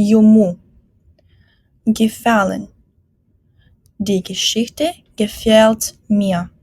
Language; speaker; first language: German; non-native, fluent; Ukrainian